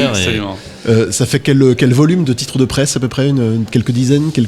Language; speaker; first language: French; native; French